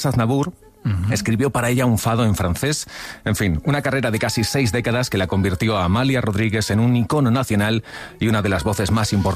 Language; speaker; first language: Spanish; native; Spanish